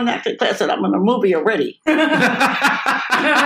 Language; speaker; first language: English; native; English